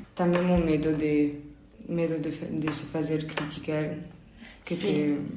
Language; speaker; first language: Portuguese; non-native, learner; Spanish